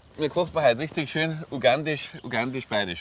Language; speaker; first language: German; native; German